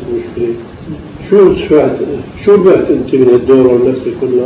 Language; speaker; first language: Arabic; native; Arabic